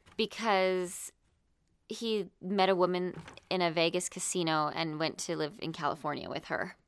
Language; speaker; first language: English; native; English